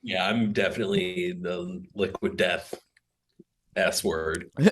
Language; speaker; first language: English; native; English